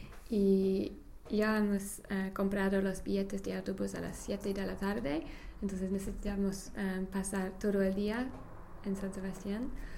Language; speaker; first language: Spanish; non-native, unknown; English